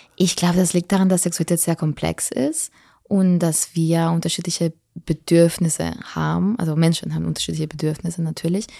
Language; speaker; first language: German; non-native, fluent; Spanish